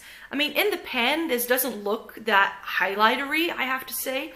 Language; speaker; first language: English; non-native, fluent; Dutch